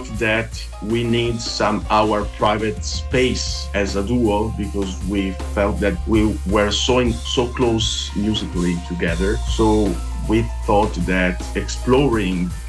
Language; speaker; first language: English; non-native, fluent; Italian